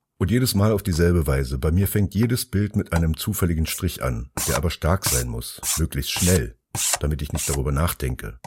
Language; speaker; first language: German; early bilingual, other home language; Finnish